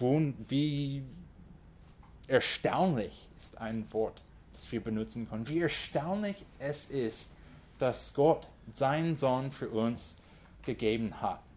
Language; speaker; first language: German; non-native, fluent; English